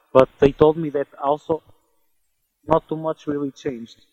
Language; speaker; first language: English; non-native, learner; Portuguese